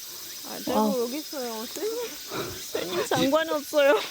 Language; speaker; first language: Korean; non-native, learner; French